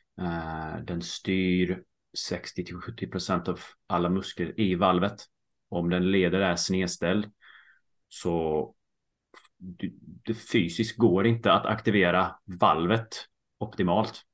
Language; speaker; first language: Swedish; early bilingual, heritage; Swedish